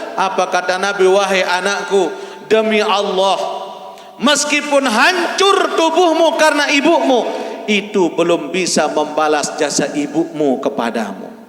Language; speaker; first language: Malay; non-native, local second language; Sasak